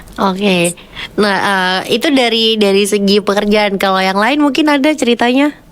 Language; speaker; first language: Indonesian; native; Indonesian